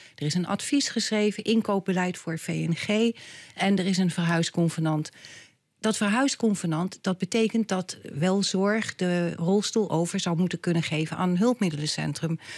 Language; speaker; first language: Dutch; native; Dutch